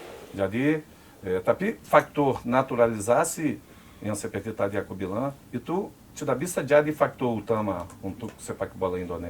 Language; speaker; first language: Indonesian; non-native, fluent; Portuguese